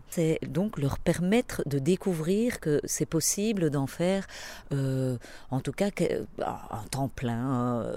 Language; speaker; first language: French; native; French